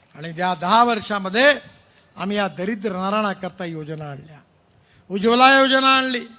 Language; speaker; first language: Marathi; native; Marathi